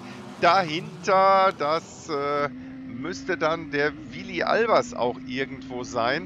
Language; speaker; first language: German; native; German